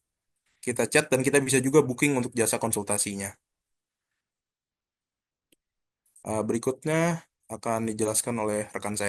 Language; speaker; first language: Indonesian; native; Indonesian